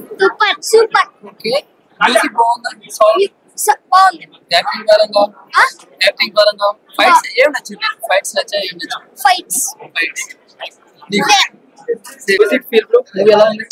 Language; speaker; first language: Telugu; native; Telugu